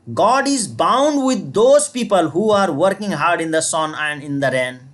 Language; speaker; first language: English; non-native, local second language; Nepali